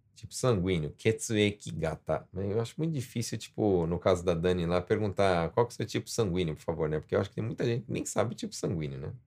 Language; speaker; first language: Portuguese; native; Portuguese